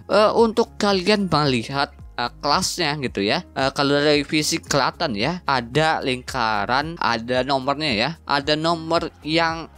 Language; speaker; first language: Indonesian; native; Indonesian